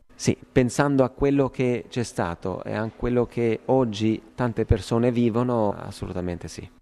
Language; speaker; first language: Italian; non-native, fluent; Albanian